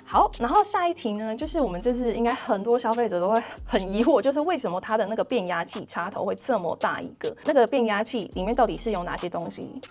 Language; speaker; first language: Chinese; native; Chinese